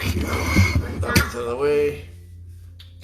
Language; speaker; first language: English; native; English